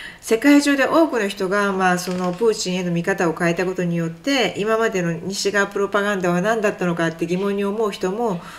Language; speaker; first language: Japanese; native; Japanese